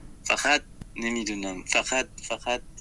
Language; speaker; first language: Persian; non-native, fluent; French